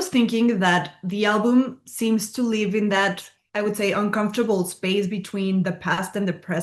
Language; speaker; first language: English; non-native, fluent; Spanish